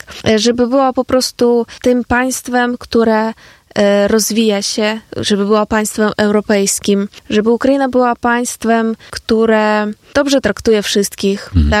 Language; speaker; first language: Polish; non-native, fluent; Ukrainian